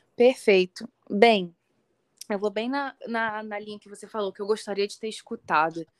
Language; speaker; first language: Portuguese; native; Portuguese